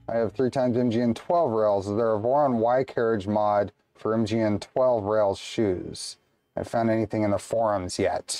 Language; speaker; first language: English; native; English